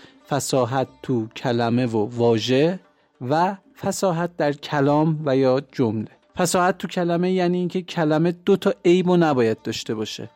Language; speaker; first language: Persian; native; Persian